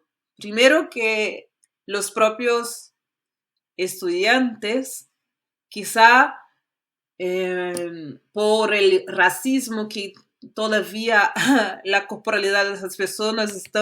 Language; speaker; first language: Spanish; non-native, fluent; Portuguese